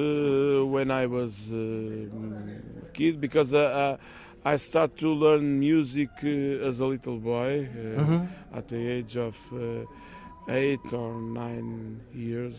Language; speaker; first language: English; non-native, fluent; Portuguese